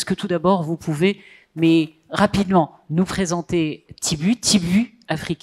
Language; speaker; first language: French; non-native, local second language; Arabic